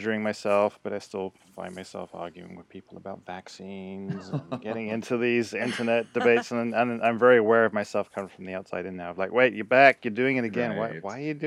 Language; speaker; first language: English; native; English